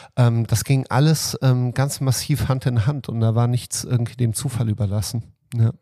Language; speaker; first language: German; early bilingual, other home language; Serbian